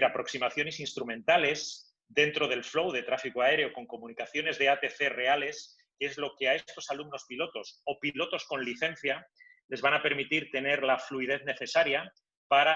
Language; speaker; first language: Spanish; native; Spanish